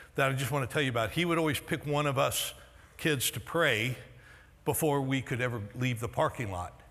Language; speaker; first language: English; native; English